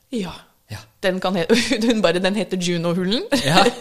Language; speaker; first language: Norwegian; early bilingual, other home language; English